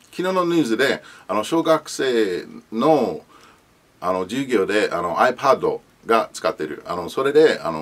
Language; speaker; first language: Japanese; non-native, learner; English